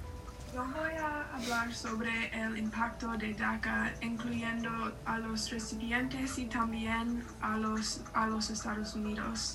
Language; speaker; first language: Spanish; non-native, learner; English